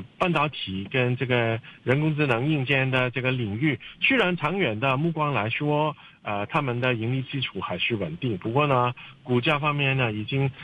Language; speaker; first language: Chinese; non-native, local second language; Cantonese